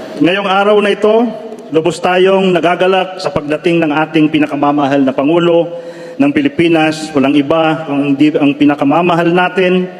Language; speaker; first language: Filipino; non-native, local second language; Iloko